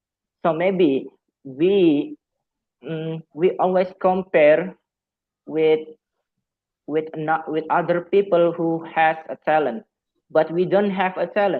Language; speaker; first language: English; non-native, fluent; Javanese